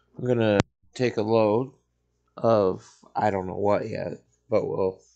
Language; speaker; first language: English; native; English